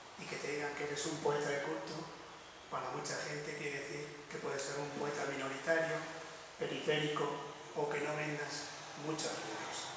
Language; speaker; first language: Spanish; non-native, local second language; Basque